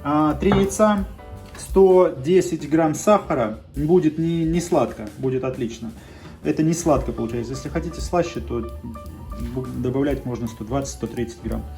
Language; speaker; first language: Russian; native; Russian